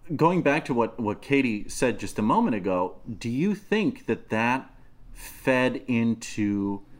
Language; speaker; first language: English; non-native, fluent; Russian